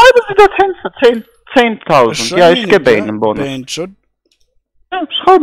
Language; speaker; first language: German; non-native, learner; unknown